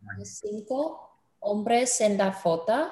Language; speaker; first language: Spanish; non-native, learner; English